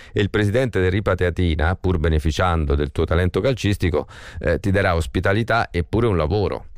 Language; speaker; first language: Italian; native; Italian